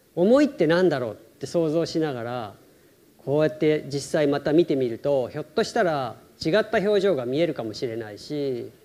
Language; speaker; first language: Japanese; native; Japanese